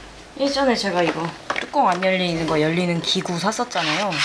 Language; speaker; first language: Korean; native; Korean